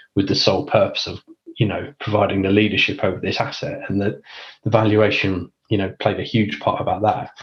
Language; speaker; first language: English; native; English